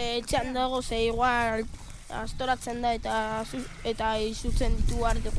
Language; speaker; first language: Basque; non-native, local second language; Spanish